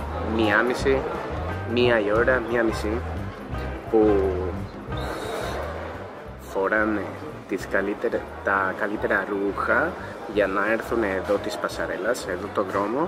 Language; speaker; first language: Greek; non-native, learner; Spanish